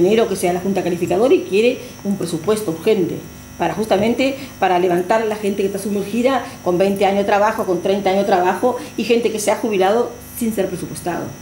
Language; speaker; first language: Spanish; native; Spanish